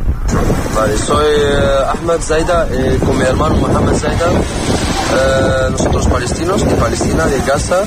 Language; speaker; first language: Spanish; non-native, learner; Arabic